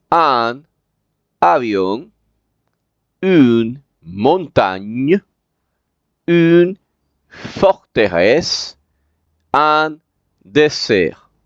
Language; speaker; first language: French; non-native, fluent; Spanish